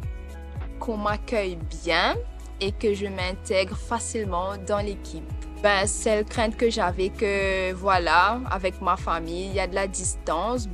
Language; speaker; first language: French; non-native, local second language; Morisyen